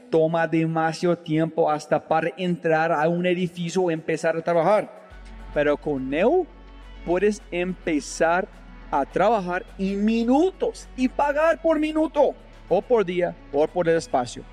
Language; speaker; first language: Spanish; non-native, fluent; English